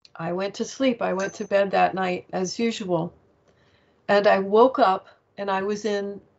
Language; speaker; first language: English; native; English